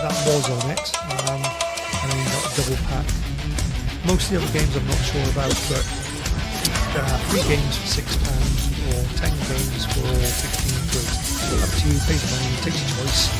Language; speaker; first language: English; native; English